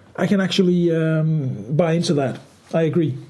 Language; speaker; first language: English; non-native, fluent; Danish